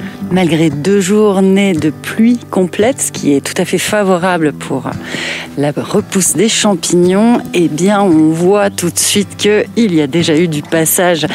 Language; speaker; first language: French; native; French